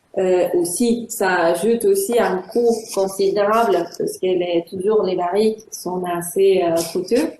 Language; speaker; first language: French; non-native, fluent; Spanish